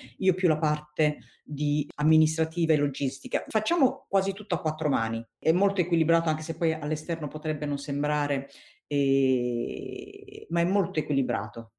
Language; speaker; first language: Italian; non-native, fluent; Tigrinya